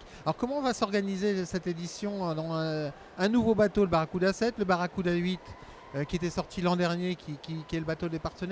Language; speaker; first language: French; native; French